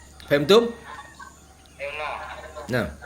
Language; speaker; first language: Arabic; non-native, fluent; Indonesian